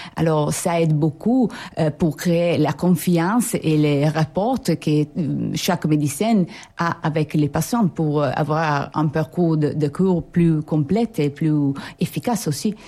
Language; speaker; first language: French; non-native, fluent; Italian